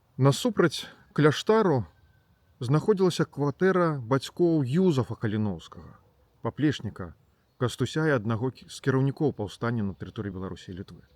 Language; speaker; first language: Belarusian; native; Belarusian